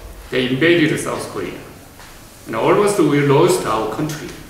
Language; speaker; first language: English; non-native, fluent; Korean